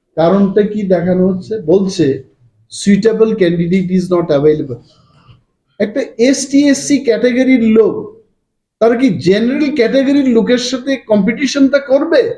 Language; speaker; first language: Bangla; non-native, local second language; Kok Borok